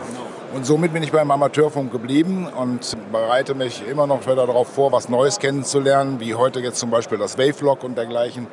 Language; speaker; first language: German; native; German